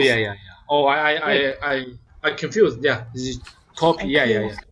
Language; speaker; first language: English; non-native, learner; Vietnamese